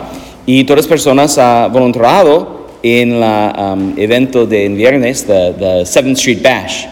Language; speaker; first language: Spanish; non-native, learner; English